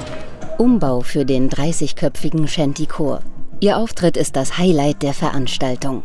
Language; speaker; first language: German; native; German